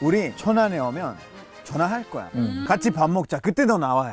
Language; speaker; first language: Korean; non-native, fluent; Spanish